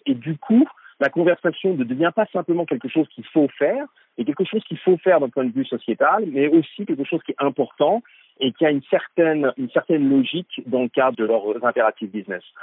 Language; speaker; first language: French; native; French